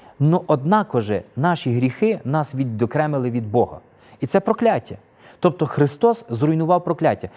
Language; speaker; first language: Ukrainian; native; Ukrainian